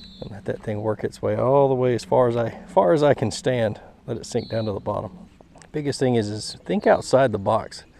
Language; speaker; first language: English; native; English